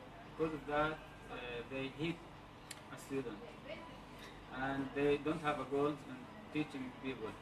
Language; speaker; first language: English; non-native, learner; Arabic